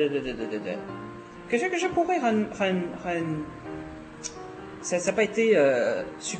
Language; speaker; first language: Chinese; non-native, learner; French